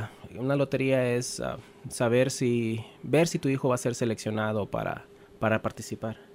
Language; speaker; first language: Spanish; native; Spanish